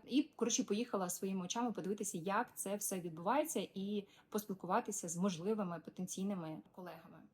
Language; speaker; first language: Ukrainian; non-native, local second language; Russian